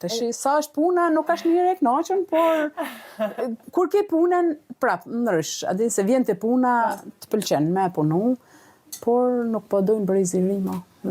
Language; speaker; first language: Albanian; native; Albanian